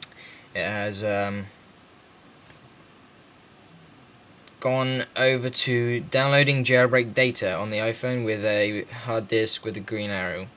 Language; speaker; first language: English; native; English